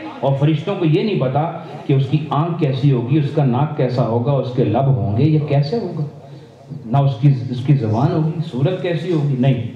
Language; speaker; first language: Urdu; non-native, local second language; Punjabi